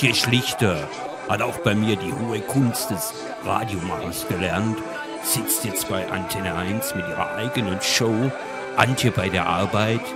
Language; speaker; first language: German; native; German